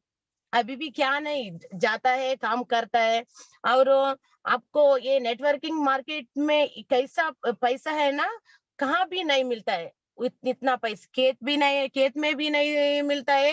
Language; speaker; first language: Hindi; non-native, local second language; Kannada